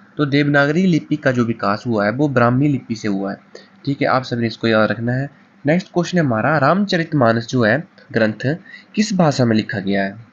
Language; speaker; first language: Hindi; native; Hindi